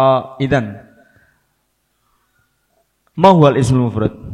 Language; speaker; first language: Arabic; non-native, learner; Indonesian